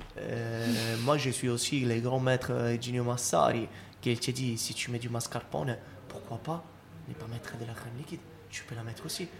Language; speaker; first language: French; non-native, fluent; Italian